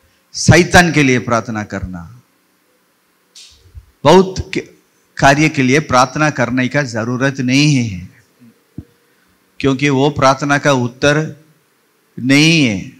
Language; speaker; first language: Hindi; non-native, local second language; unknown